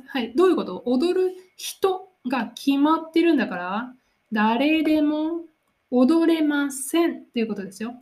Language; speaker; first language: Japanese; native; Japanese